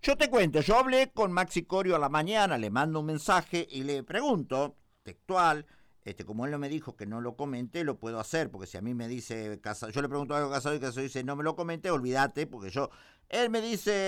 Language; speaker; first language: Spanish; native; Spanish